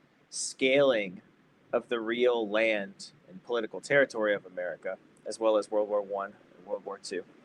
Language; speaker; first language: English; native; English